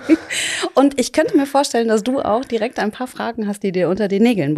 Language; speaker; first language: German; native; German